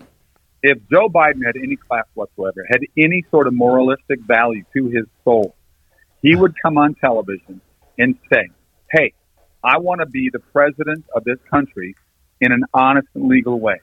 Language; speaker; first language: English; native; English